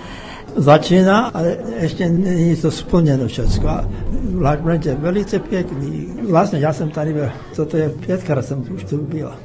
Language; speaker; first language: Czech; early bilingual, heritage; English